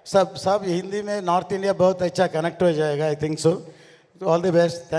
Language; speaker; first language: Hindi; non-native, local second language; Telugu